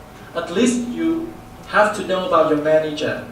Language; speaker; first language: English; non-native, fluent; Vietnamese